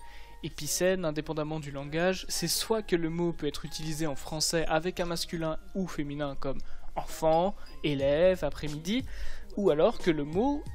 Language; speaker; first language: French; native; French